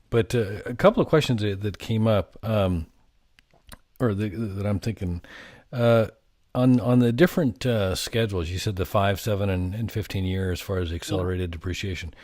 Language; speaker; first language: English; native; English